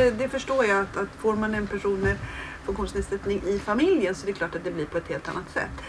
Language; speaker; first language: Swedish; native; Swedish